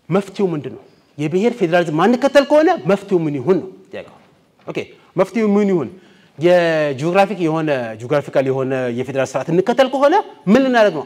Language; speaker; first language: Amharic; non-native, local second language; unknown